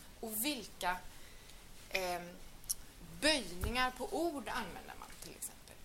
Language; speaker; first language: Swedish; native; Swedish